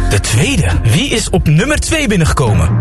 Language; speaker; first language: Dutch; native; Dutch